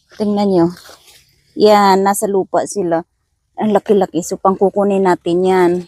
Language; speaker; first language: Filipino; non-native, local second language; Masbatenyo